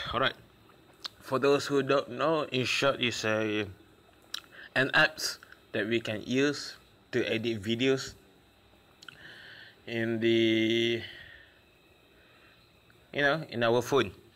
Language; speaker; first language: English; non-native, local second language; Malay